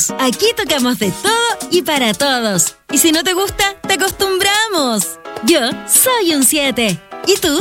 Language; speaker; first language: Spanish; native; Spanish